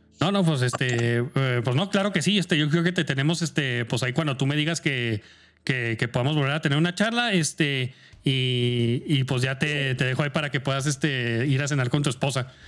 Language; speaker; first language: Spanish; native; Spanish